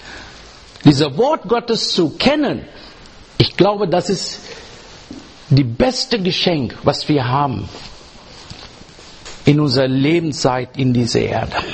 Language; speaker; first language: German; non-native, learner; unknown